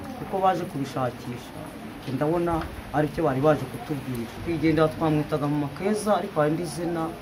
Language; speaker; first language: Kinyarwanda; native; Kinyarwanda